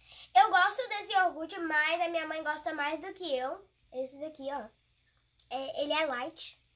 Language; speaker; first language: Portuguese; early bilingual, heritage; Portuguese